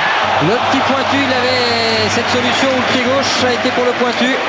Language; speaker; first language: French; native; French